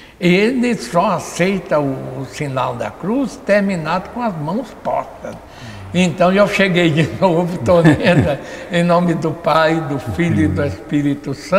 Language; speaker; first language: Portuguese; native; Portuguese